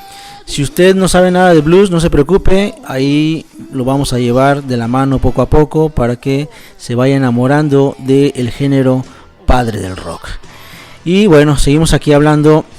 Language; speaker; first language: Spanish; native; Spanish